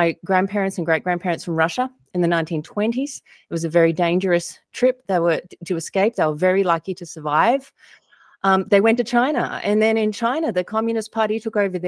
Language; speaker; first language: English; native; English